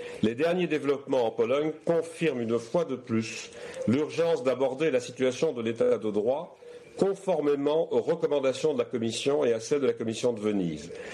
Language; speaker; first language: French; native; French